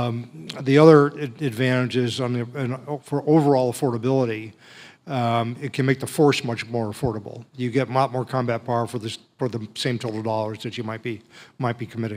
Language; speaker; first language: English; native; English